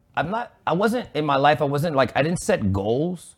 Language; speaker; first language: English; native; English